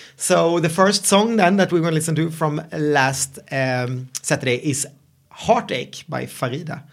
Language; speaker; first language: English; non-native, fluent; Swedish